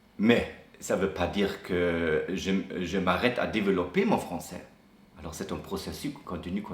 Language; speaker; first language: French; non-native, fluent; German